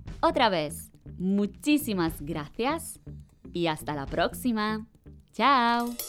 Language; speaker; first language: Spanish; non-native, fluent; Polish